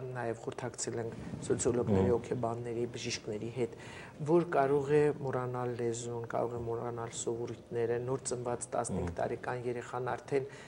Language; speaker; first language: Armenian; native; Armenian